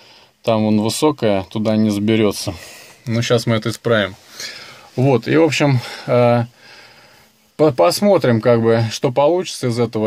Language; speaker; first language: Russian; native; Russian